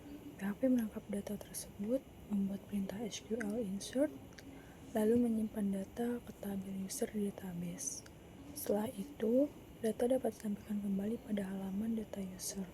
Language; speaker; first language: Indonesian; native; Indonesian